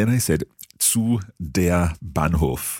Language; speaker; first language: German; non-native, learner; English